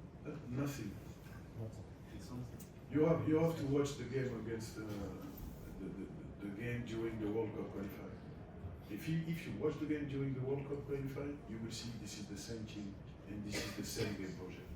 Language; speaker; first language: English; non-native, fluent; French